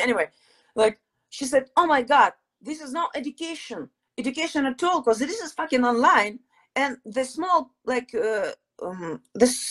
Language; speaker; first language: English; non-native, fluent; Ukrainian